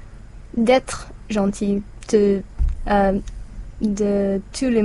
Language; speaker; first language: French; non-native, learner; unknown